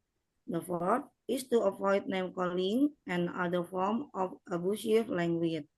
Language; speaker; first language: English; non-native, learner; Indonesian